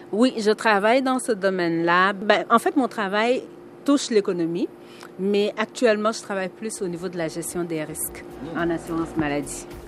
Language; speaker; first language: French; non-native, local second language; Wolof